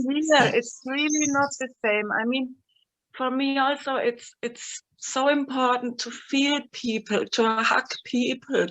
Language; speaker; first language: English; non-native, fluent; German